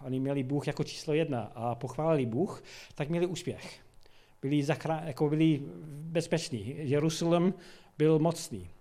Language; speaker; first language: Czech; non-native, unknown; English